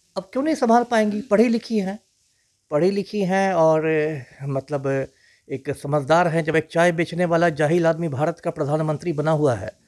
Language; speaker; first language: Hindi; native; Hindi